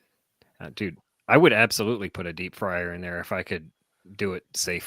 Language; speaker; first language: English; native; English